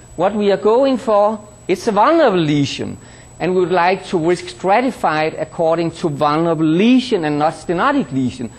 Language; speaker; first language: English; non-native, fluent; Danish